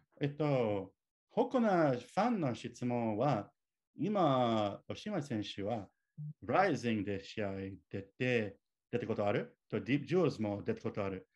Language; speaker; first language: Japanese; non-native, learner; English